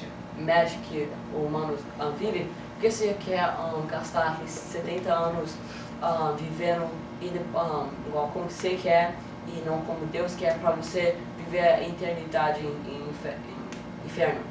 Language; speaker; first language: Portuguese; early bilingual, heritage; English